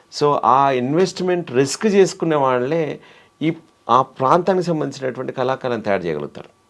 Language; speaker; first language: Telugu; native; Telugu